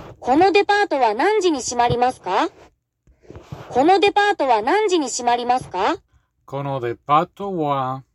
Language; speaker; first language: Japanese; non-native, learner; English